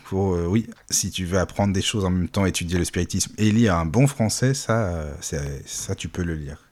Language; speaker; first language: French; native; French